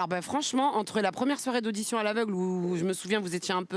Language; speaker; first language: French; native; French